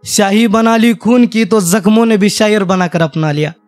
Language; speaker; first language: Hindi; non-native, local second language; Marathi